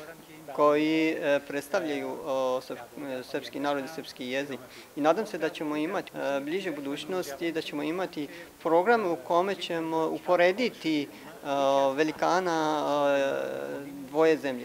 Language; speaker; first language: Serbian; non-native, fluent; Persian